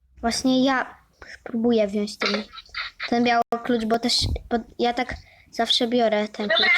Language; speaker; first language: Polish; native; Polish